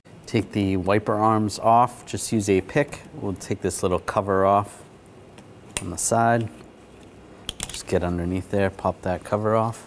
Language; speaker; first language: English; native; English